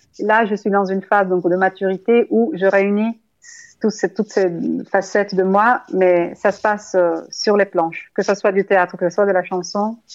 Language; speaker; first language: French; non-native, fluent; Italian